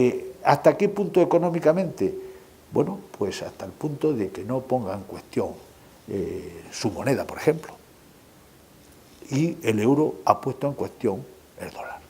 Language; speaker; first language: Spanish; native; Spanish